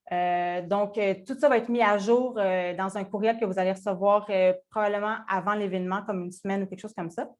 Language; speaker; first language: French; native; French